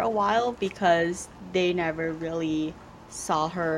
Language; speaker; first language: English; early bilingual, other home language; Vietnamese